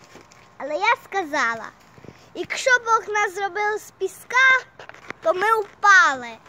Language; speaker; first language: Ukrainian; early bilingual, heritage; Ukrainian